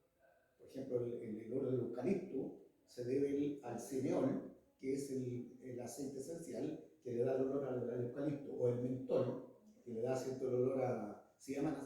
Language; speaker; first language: Spanish; native; Spanish